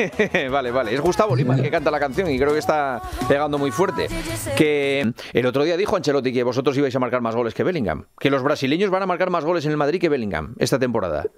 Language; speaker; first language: Spanish; native; Spanish